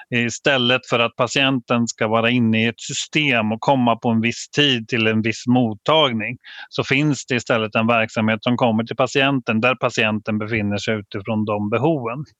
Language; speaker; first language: Swedish; native; Swedish